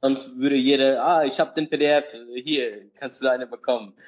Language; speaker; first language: German; non-native, learner; Portuguese